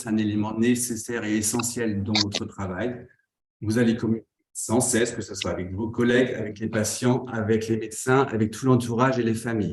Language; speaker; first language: French; native; French